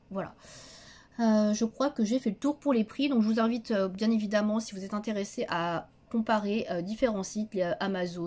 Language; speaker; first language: French; native; French